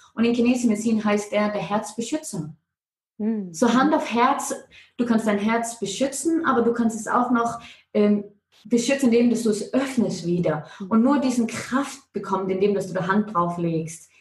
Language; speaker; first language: German; non-native, fluent; Danish